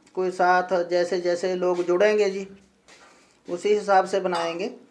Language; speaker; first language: Hindi; non-native, local second language; Punjabi